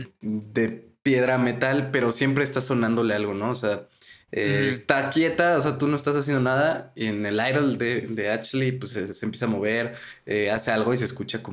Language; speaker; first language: Spanish; native; Spanish